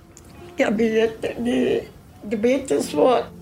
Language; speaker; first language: Swedish; non-native, learner; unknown